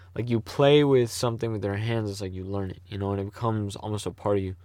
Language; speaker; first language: English; native; English